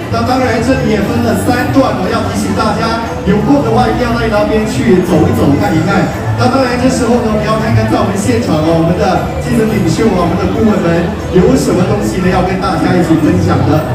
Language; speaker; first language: Chinese; native; Chinese